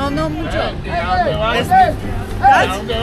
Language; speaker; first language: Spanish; non-native, learner; Turkish